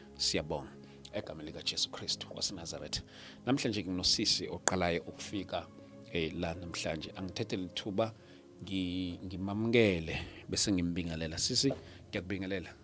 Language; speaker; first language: Zulu; native; Zulu